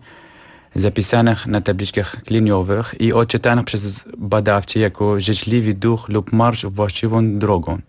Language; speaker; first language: Polish; non-native, fluent; Kurdish